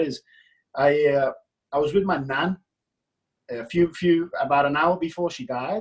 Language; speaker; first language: English; native; English